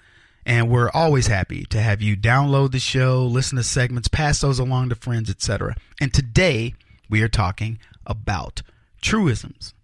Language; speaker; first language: English; native; English